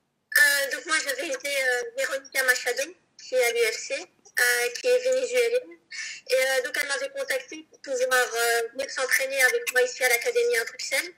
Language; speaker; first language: French; native; French